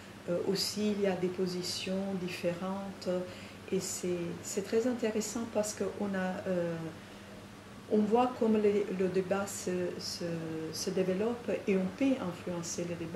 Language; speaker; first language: French; non-native, fluent; Italian